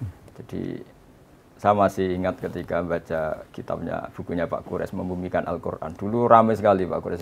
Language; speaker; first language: Indonesian; native; Indonesian